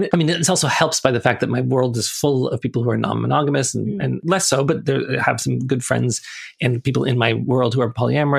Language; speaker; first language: English; native; English